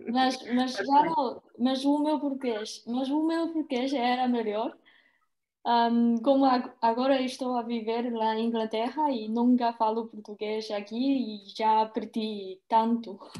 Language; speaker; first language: Portuguese; non-native, fluent; Chinese